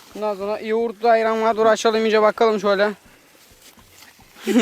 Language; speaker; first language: Turkish; non-native, learner; Persian